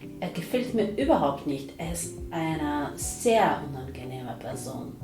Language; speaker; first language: German; non-native, fluent; Ukrainian